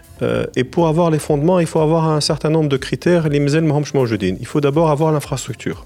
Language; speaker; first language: French; non-native, local second language; Arabic